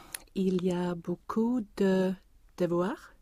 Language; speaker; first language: French; non-native, learner; Swedish